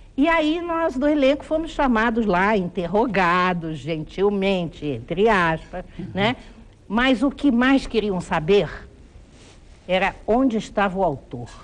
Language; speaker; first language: Portuguese; early bilingual, other home language; German